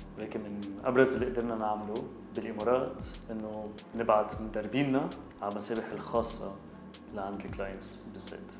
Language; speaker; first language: Arabic; native; Arabic